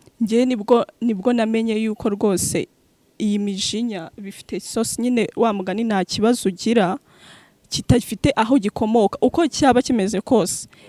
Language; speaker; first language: Kinyarwanda; native; Kinyarwanda